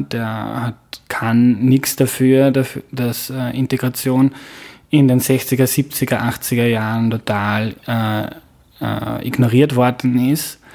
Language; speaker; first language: German; native; German